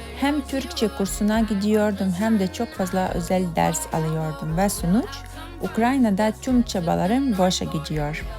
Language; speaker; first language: Turkish; non-native, fluent; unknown